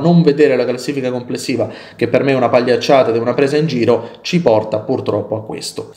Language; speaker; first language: Italian; native; Italian